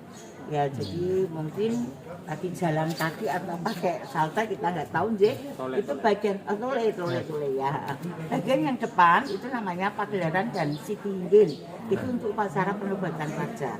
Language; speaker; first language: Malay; non-native, local second language; Javanese